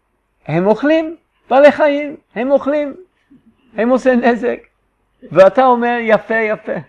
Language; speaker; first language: Hebrew; non-native, fluent; English